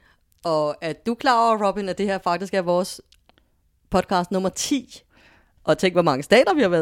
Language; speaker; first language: Danish; native; Danish